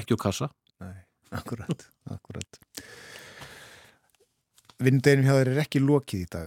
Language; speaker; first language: Icelandic; native; Icelandic